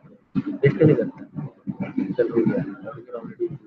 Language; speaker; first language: Hindi; native; Hindi